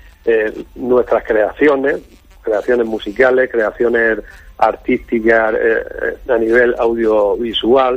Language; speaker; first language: Spanish; native; Spanish